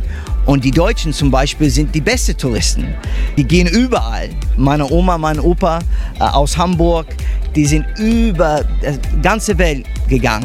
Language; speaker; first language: German; early bilingual, heritage; English